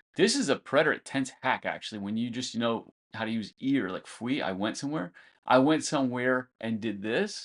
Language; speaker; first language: English; native; English